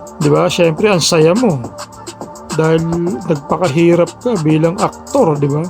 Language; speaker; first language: Filipino; native; Filipino